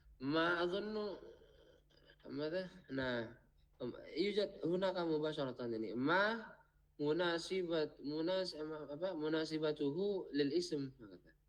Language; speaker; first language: Arabic; non-native, fluent; Indonesian